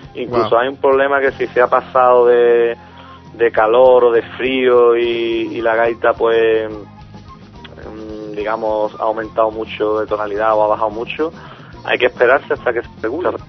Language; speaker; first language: Spanish; native; Spanish